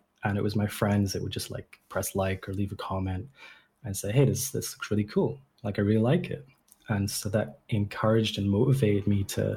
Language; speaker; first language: English; native; English